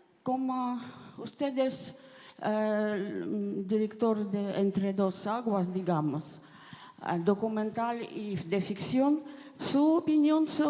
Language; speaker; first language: Spanish; non-native, fluent; Ukrainian